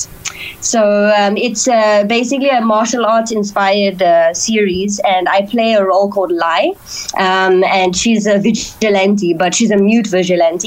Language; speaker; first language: English; native; English